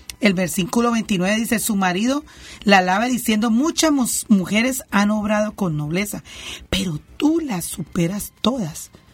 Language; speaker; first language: Spanish; native; Spanish